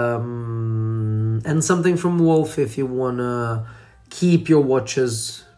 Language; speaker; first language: English; non-native, fluent; Italian